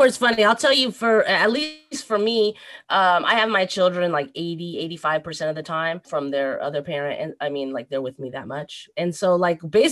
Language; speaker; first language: English; native; English